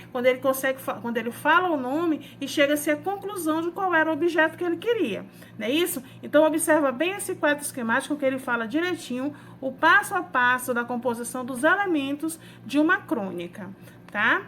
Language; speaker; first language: Portuguese; native; Portuguese